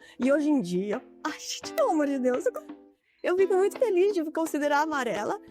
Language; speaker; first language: Portuguese; native; Portuguese